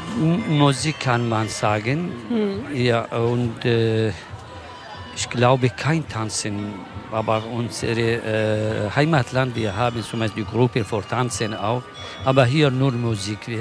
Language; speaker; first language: German; non-native, learner; Kurdish